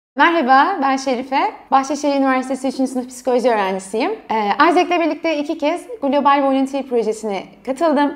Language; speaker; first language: Turkish; native; Turkish